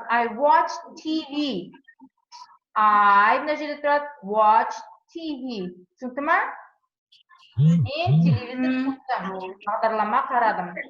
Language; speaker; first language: Kazakh; non-native, local second language; Uzbek